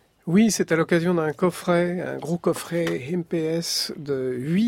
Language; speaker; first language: French; native; French